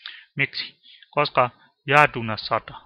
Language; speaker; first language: Finnish; non-native, learner; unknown